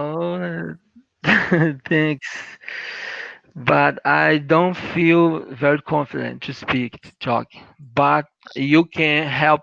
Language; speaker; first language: English; non-native, learner; Portuguese